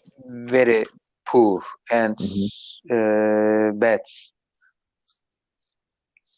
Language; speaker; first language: English; non-native, learner; Turkish